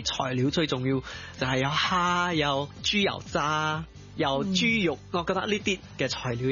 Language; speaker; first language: Cantonese; early bilingual, heritage; Cantonese